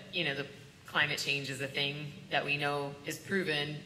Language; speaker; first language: English; native; English